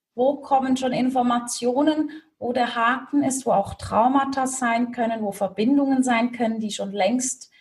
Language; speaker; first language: German; native; German